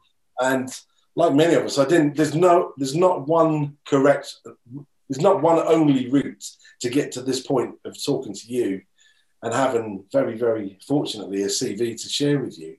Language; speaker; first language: English; native; English